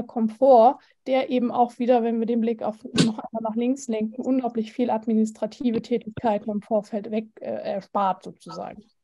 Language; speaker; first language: German; native; German